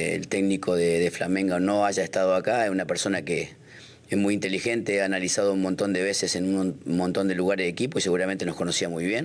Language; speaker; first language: Spanish; native; Spanish